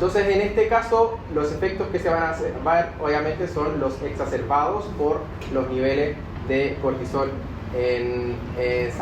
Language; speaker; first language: Spanish; native; Spanish